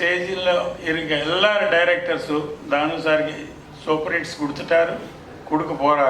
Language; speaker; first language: Tamil; non-native, fluent; Telugu